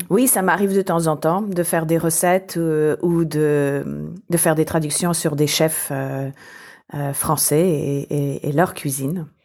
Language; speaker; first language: French; non-native, fluent; English